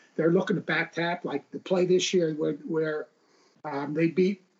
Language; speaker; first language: English; native; English